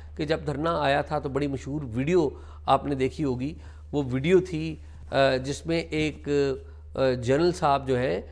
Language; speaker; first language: Urdu; native; Urdu